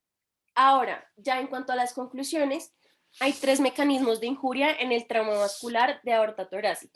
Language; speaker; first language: Spanish; native; Spanish